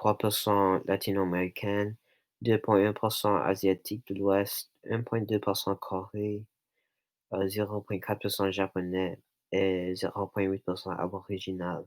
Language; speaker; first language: French; non-native, local second language; English